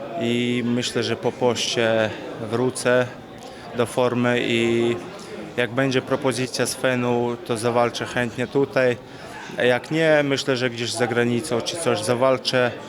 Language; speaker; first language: Polish; non-native, fluent; Chechen